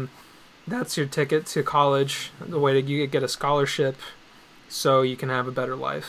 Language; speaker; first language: English; native; English